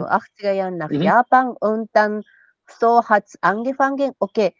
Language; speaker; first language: German; non-native, fluent; Japanese